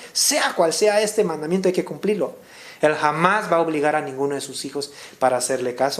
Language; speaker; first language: Spanish; native; Spanish